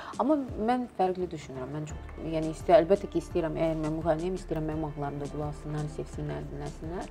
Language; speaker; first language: Azerbaijani; non-native, local second language; Russian